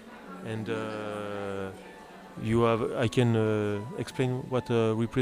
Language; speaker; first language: English; non-native, learner; French